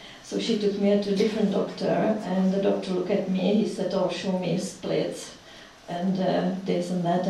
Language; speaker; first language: English; non-native, fluent; Czech